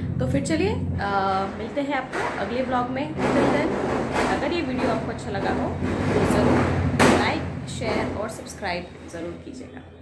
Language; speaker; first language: Hindi; non-native, local second language; Bangla